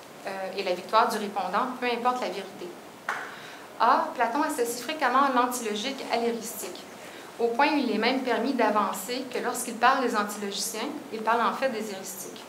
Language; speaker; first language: French; native; French